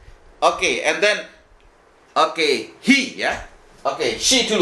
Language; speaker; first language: English; non-native, fluent; Indonesian